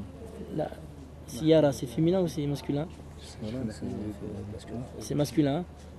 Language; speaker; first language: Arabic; non-native, fluent; French